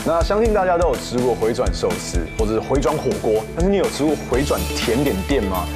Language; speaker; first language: Chinese; native; Chinese